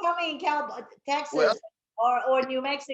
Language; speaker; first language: English; non-native, fluent; Chinese